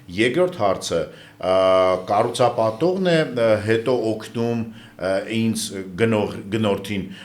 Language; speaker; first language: Armenian; native; Armenian